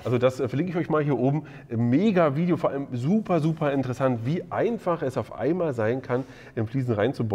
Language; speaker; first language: German; native; German